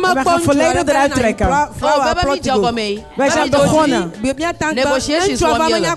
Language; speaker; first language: Dutch; non-native, fluent; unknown